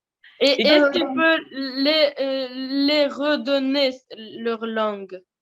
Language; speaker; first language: French; non-native, learner; Russian